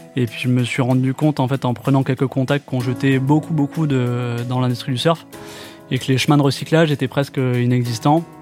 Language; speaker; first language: French; native; French